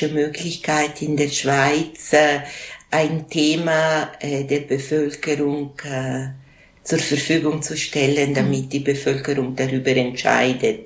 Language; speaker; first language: German; non-native, local second language; Italian